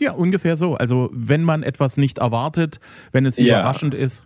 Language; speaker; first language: German; native; German